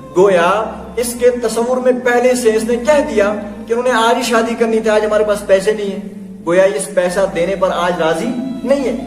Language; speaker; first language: Urdu; non-native, local second language; Kashmiri